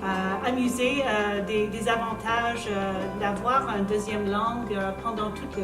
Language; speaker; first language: French; non-native, local second language; English